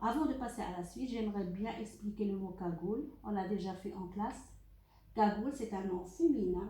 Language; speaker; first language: French; non-native, local second language; Arabic